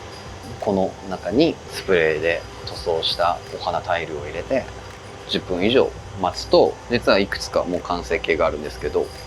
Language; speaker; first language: Japanese; native; Japanese